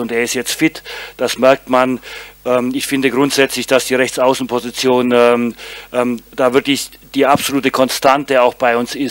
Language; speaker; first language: German; native; German